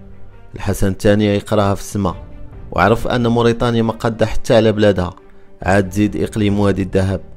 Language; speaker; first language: Arabic; native; Arabic